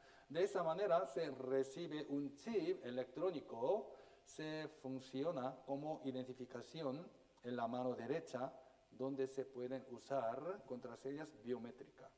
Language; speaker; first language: Spanish; non-native, fluent; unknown